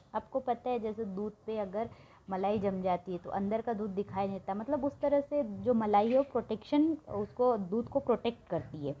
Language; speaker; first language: Hindi; non-native, local second language; Marathi